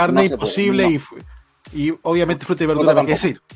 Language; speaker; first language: Spanish; native; Spanish